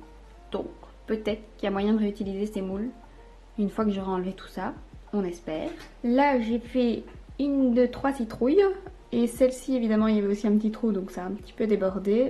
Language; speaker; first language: French; native; French